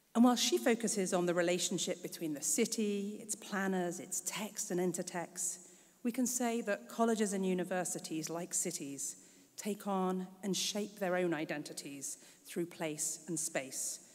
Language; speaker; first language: English; native; English